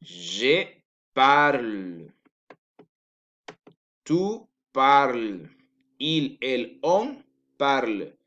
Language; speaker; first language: French; non-native, learner; Spanish